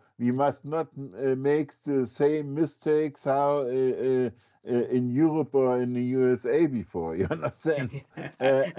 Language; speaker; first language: English; non-native, fluent; German